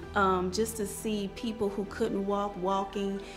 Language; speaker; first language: English; native; English